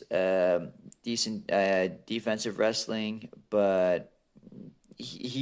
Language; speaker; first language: English; early bilingual, other home language; Assyrian Neo-Aramaic